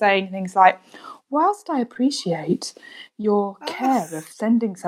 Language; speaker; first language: English; native; English